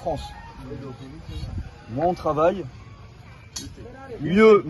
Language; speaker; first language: French; native; French